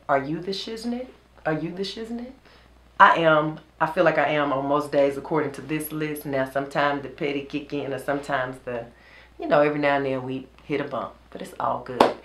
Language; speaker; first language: English; native; English